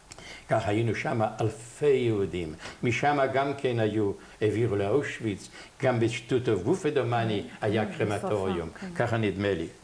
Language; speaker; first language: Hebrew; non-native, fluent; Yiddish